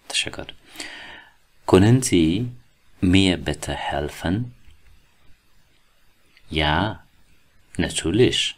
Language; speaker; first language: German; non-native, learner; Persian